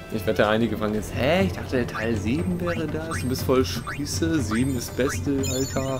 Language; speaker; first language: German; native; German